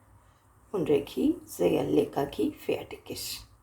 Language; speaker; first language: German; non-native, learner; Hindi